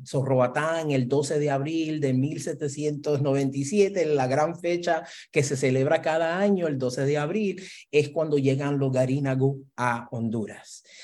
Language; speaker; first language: Spanish; early bilingual, heritage; Spanish